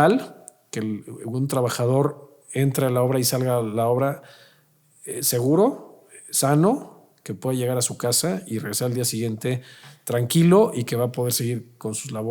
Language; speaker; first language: Spanish; native; Spanish